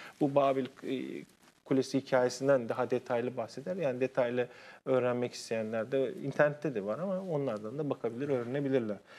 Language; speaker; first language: Turkish; native; Turkish